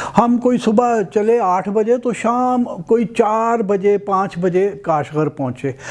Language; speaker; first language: Urdu; native; Urdu